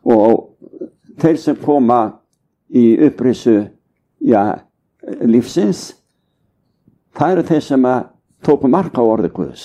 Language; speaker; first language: Icelandic; native; Icelandic